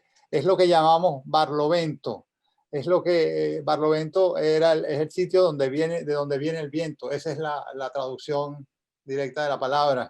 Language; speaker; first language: Spanish; native; Spanish